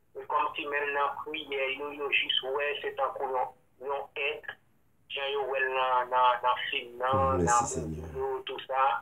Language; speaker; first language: French; non-native, local second language; Haitian Creole